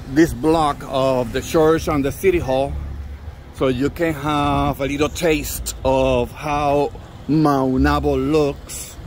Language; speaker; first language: English; non-native, local second language; Spanish